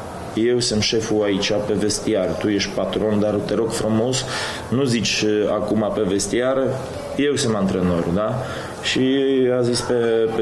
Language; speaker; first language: Romanian; non-native, fluent; Polish